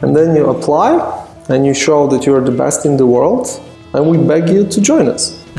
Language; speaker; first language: English; non-native, fluent; Polish